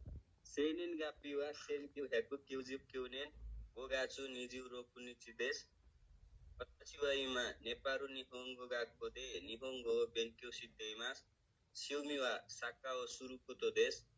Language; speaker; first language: Japanese; non-native, learner; Nepali